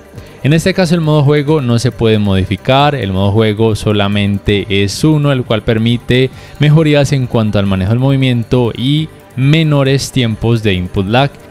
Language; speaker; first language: Spanish; native; Spanish